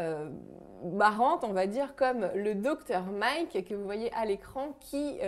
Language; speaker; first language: French; native; French